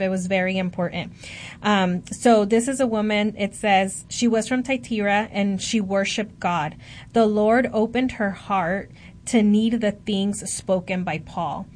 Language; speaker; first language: English; early bilingual, other home language; Spanish